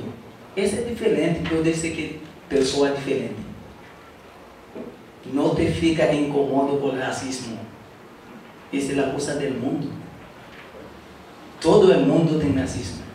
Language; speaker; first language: Portuguese; non-native, learner; Haitian Creole